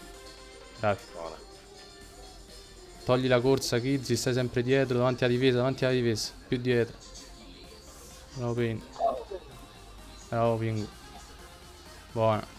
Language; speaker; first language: Italian; native; Italian